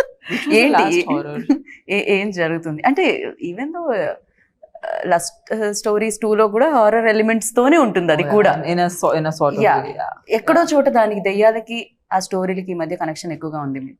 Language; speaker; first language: Telugu; native; Telugu